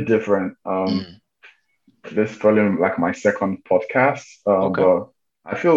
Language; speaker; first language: English; non-native, local second language; Yoruba